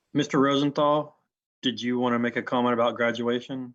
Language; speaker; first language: English; native; English